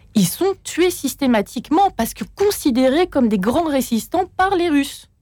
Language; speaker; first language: French; native; French